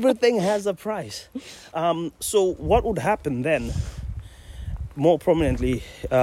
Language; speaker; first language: English; non-native, local second language; Shona